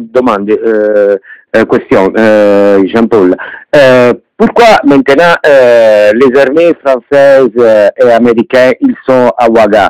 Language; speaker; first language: French; non-native, learner; Italian